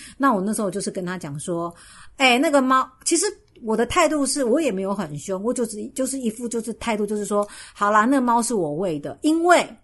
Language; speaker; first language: Chinese; native; Chinese